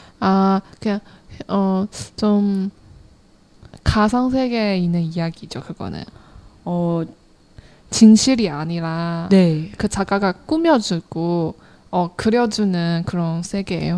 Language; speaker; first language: Korean; non-native, learner; Chinese